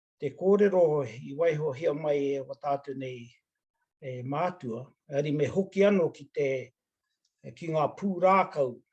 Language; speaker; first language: Māori; native; Māori